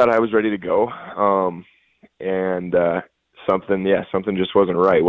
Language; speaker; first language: English; native; English